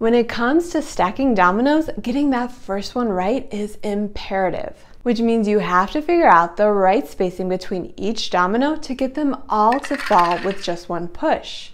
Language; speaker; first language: English; native; English